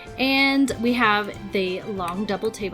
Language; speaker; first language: English; native; English